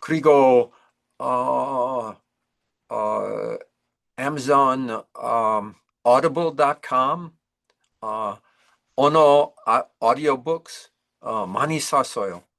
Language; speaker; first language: Korean; non-native, learner; English